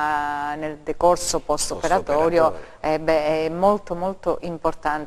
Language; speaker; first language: Italian; native; Italian